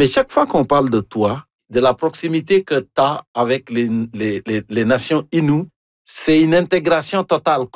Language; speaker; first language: French; native; French